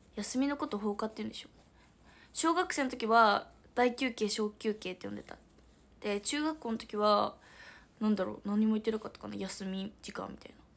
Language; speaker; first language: Japanese; native; Japanese